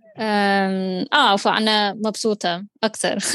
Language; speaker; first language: Arabic; non-native, learner; English